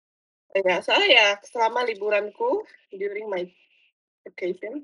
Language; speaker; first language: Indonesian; non-native, fluent; English